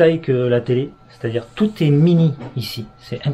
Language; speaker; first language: French; native; French